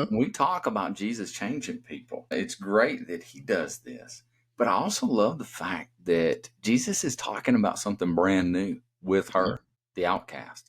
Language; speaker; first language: English; native; English